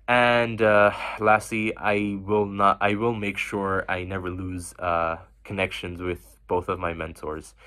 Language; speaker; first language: English; non-native, local second language; Bangla